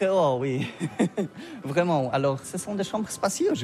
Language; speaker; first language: French; non-native, learner; Polish